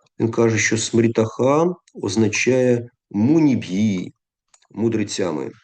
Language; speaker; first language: Ukrainian; non-native, local second language; Russian